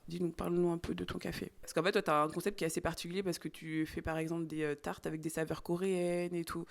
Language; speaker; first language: French; native; French